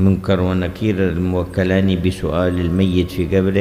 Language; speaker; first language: Arabic; native; Arabic